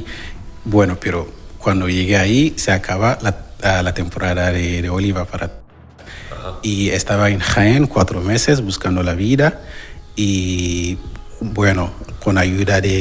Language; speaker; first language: Spanish; non-native, learner; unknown